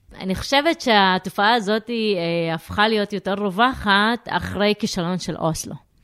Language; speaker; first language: Hebrew; non-native, local second language; Arabic